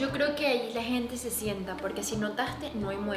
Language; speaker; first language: Spanish; native; Spanish